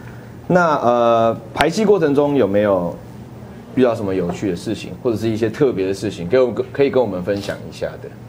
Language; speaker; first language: Chinese; native; Chinese